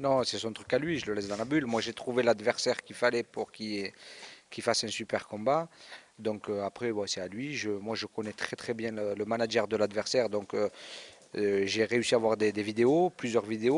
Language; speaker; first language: French; native; French